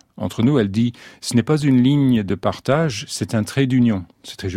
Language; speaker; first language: French; non-native, fluent; English